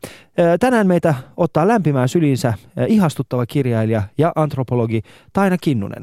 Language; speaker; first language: Finnish; early bilingual, other home language; Persian